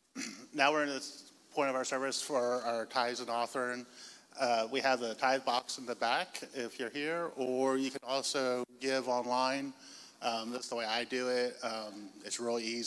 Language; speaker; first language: English; native; English